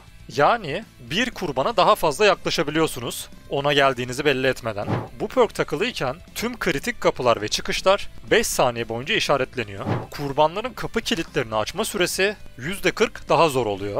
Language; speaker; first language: Turkish; native; Turkish